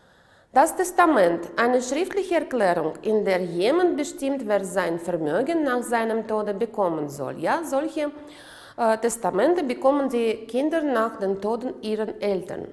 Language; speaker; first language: German; non-native, fluent; Uzbek